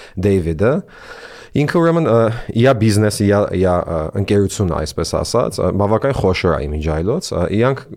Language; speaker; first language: Armenian; early bilingual, heritage; Armenian